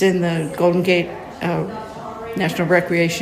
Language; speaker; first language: English; native; English